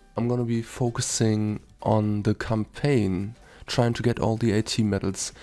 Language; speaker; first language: English; non-native, fluent; German